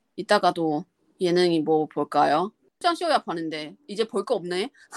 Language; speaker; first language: Korean; non-native, fluent; Chinese